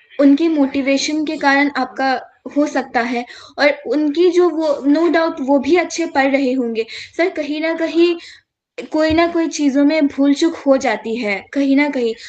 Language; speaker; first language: Hindi; non-native, local second language; Assamese